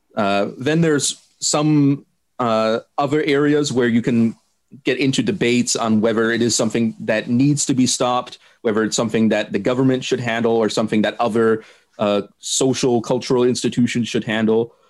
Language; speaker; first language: English; non-native, fluent; German